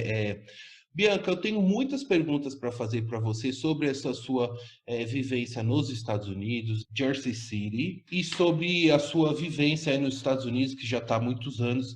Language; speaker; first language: Portuguese; native; Portuguese